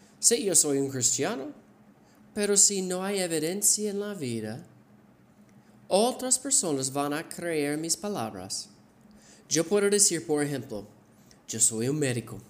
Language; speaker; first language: Spanish; non-native, fluent; English